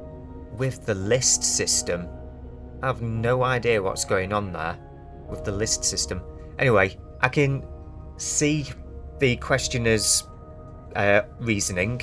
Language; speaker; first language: English; native; English